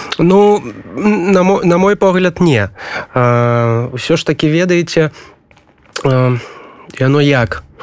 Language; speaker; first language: Belarusian; non-native, local second language; Russian